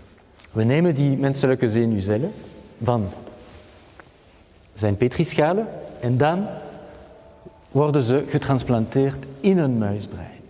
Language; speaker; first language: Dutch; non-native, local second language; French